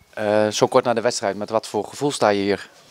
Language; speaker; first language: Dutch; native; Dutch